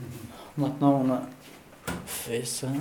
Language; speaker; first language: French; non-native, learner; Pashto